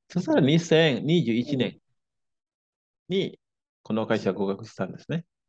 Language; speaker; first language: Japanese; non-native, fluent; Indonesian